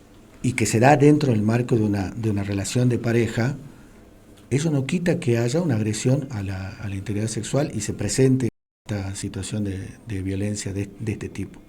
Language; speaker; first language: Spanish; native; Spanish